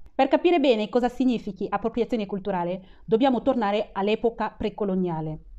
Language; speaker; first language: Italian; non-native, fluent; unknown